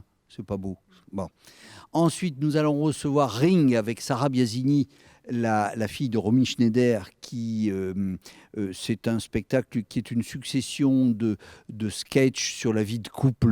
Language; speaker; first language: French; native; French